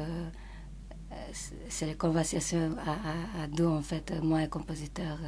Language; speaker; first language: French; non-native, fluent; Japanese